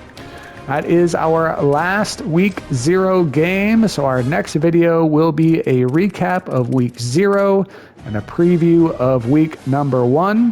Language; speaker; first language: English; native; English